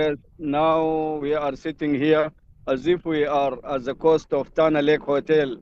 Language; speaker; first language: English; non-native, fluent; Arabic